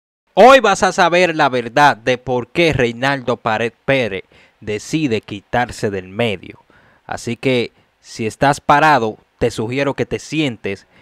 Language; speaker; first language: Spanish; native; Spanish